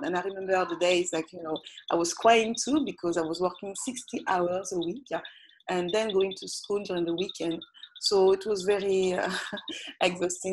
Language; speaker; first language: English; non-native, fluent; French